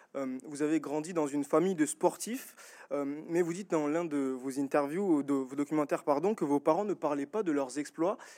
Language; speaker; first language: French; native; French